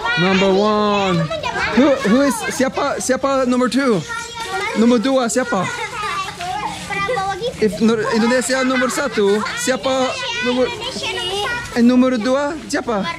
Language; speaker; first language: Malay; non-native, learner; English